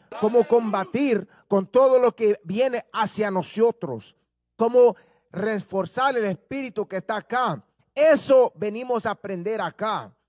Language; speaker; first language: Spanish; early bilingual, heritage; Spanish